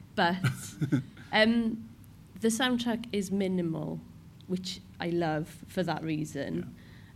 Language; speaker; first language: English; non-native, local second language; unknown